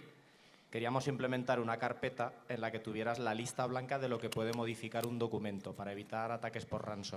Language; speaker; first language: Spanish; native; Spanish